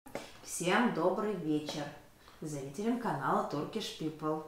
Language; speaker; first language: Russian; native; Russian